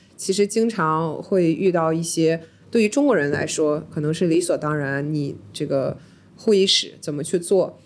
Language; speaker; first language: Chinese; early bilingual, heritage; Chinese